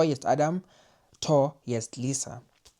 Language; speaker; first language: Polish; non-native, learner; English